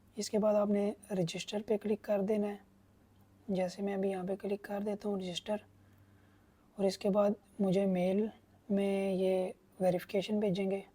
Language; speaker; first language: Urdu; non-native, local second language; Punjabi